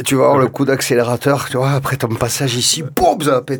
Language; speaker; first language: French; native; French